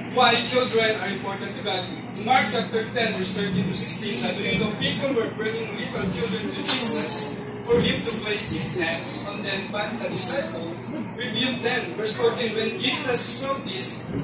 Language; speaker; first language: English; non-native, local second language; Filipino